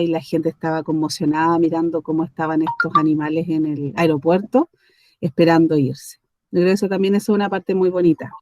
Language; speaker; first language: Spanish; native; Spanish